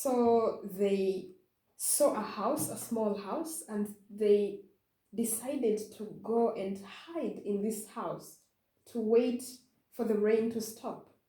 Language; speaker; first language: English; non-native, fluent; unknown